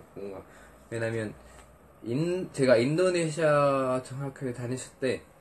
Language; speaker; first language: Korean; non-native, fluent; Indonesian